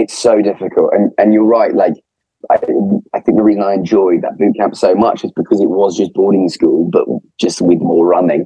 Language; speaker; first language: English; native; English